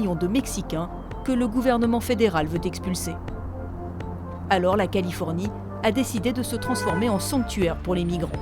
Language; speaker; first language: French; native; French